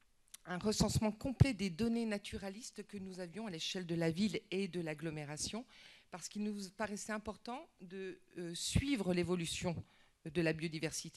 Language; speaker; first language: French; native; French